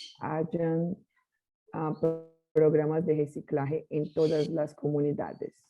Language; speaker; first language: Spanish; non-native, learner; Portuguese